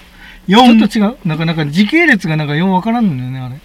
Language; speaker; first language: Japanese; native; Japanese